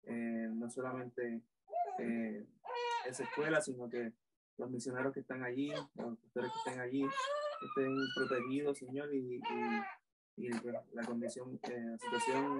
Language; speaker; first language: Spanish; native; Spanish